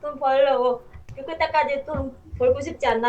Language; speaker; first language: Korean; non-native, fluent; Vietnamese